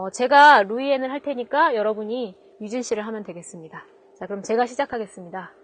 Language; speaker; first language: Korean; native; Korean